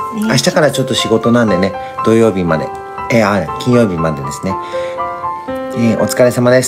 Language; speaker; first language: Japanese; native; Japanese